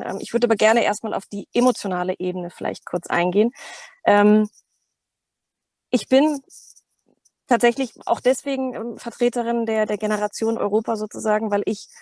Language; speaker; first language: German; native; German